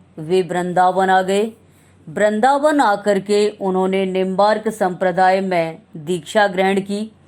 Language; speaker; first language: Hindi; native; Hindi